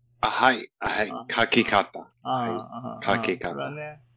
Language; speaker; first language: Japanese; non-native, learner; English